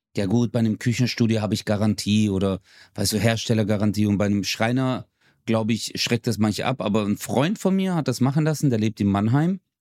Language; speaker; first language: German; early bilingual, other home language; Turkish